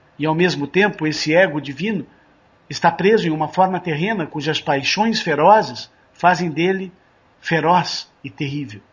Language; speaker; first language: Portuguese; native; Portuguese